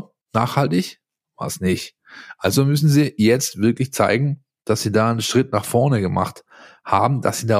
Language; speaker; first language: German; native; German